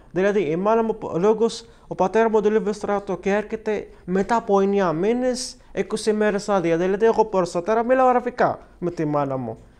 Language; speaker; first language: Greek; non-native, learner; Arabic